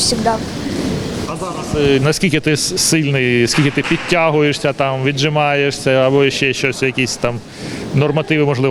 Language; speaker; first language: Ukrainian; native; Ukrainian